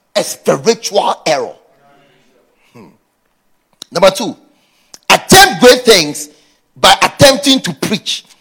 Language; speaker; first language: English; non-native, local second language; Akan